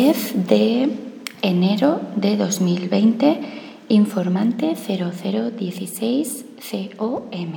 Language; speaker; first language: Spanish; native; Spanish